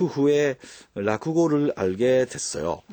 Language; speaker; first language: Korean; non-native, fluent; Japanese